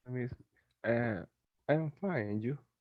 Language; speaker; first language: English; non-native, learner; Spanish